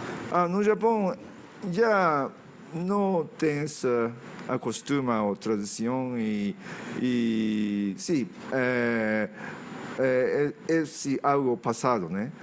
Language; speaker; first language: Portuguese; non-native, fluent; Japanese